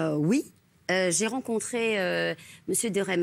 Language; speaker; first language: French; non-native, fluent; English